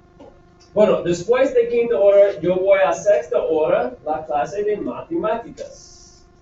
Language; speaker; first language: Spanish; non-native, fluent; English